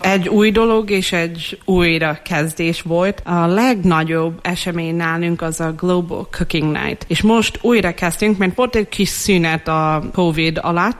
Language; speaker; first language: Hungarian; non-native, fluent; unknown